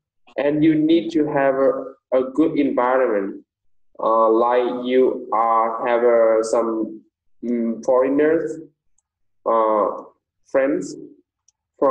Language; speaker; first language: English; non-native, fluent; Vietnamese